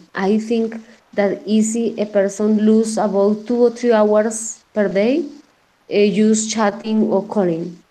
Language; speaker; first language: English; non-native, learner; Spanish